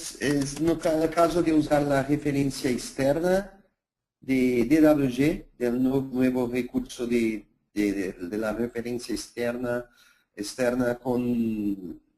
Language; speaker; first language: Spanish; non-native, fluent; Portuguese